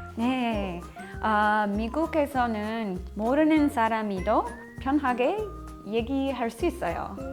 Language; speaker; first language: Korean; non-native, learner; English